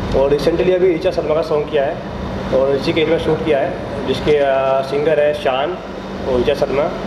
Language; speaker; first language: Hindi; native; Hindi